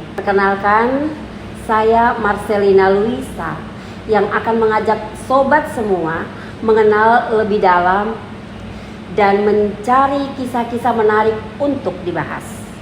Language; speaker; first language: Indonesian; native; Indonesian